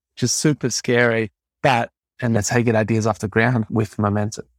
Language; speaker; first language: English; native; English